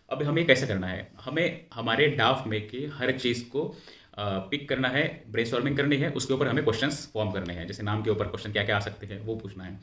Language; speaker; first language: Hindi; non-native, local second language; Marathi